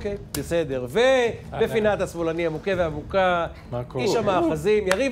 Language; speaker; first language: Hebrew; native; Hebrew